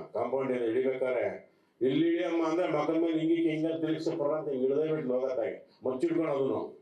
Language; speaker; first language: Kannada; native; Kannada